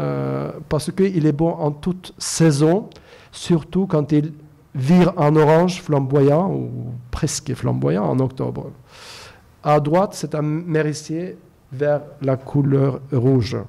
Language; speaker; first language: French; non-native, fluent; Norwegian